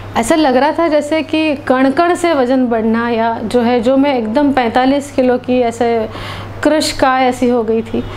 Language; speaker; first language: Hindi; non-native, local second language; Marathi